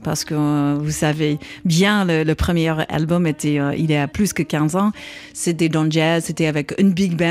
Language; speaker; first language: French; non-native, learner; English